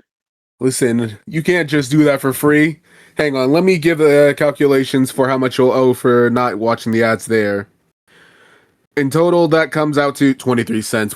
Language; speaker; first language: English; native; English